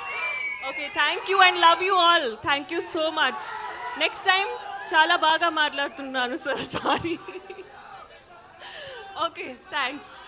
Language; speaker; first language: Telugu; non-native, learner; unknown